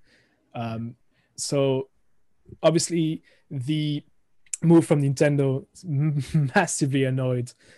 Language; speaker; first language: English; non-native, fluent; French